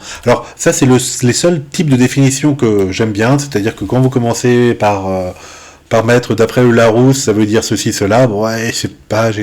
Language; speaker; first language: French; native; French